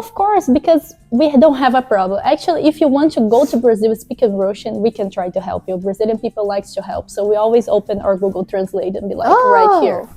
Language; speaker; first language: English; non-native, fluent; Portuguese